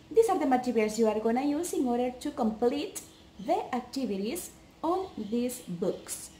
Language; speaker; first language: English; non-native, fluent; Spanish